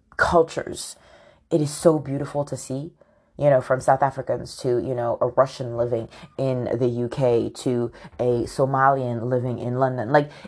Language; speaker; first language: English; native; English